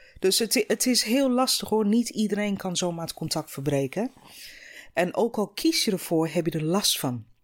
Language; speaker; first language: Dutch; non-native, fluent; English